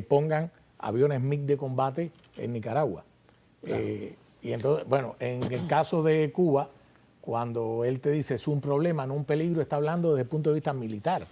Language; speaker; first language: Spanish; native; Spanish